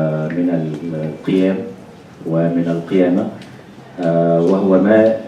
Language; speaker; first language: Arabic; native; Arabic